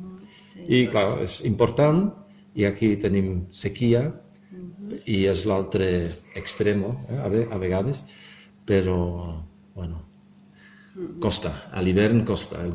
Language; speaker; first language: Spanish; non-native, fluent; Dutch